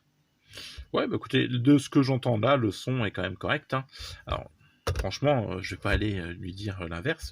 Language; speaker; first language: French; native; French